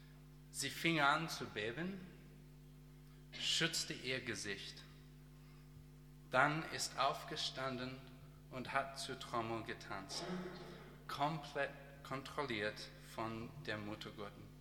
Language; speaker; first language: German; non-native, learner; English